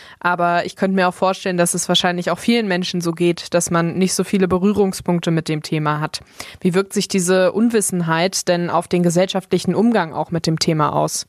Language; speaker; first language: German; native; German